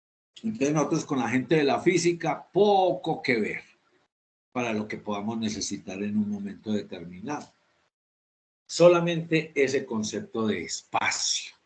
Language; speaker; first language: Spanish; native; Spanish